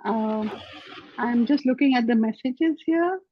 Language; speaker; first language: English; non-native, local second language; Hindi